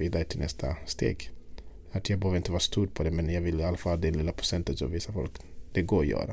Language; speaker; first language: Swedish; non-native, fluent; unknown